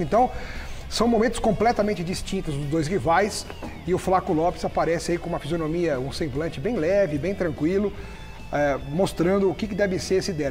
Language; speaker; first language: Portuguese; native; Portuguese